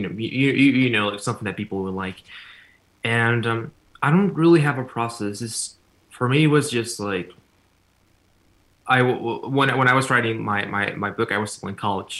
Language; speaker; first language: English; non-native, fluent; Spanish